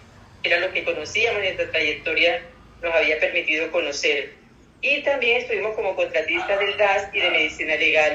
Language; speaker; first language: Spanish; native; Spanish